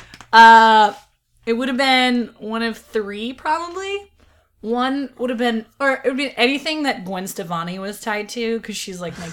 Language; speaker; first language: English; native; English